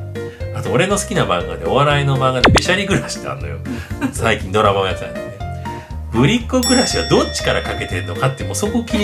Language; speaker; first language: Japanese; native; Japanese